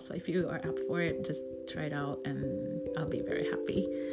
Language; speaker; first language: English; non-native, fluent; Japanese